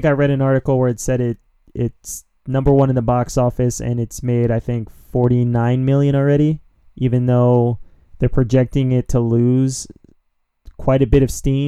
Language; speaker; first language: English; native; English